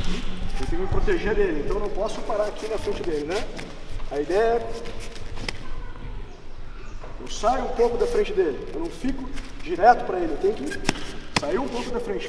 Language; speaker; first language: Portuguese; native; Portuguese